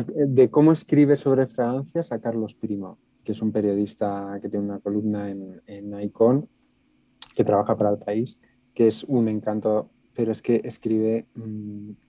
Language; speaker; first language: Spanish; native; Spanish